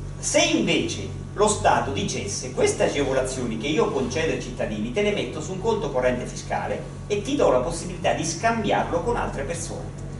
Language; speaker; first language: Italian; native; Italian